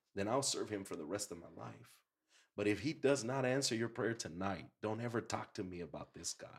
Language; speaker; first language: English; early bilingual, other home language; Spanish